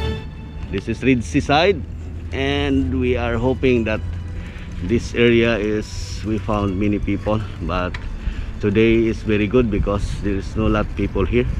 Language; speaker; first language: English; non-native, local second language; Filipino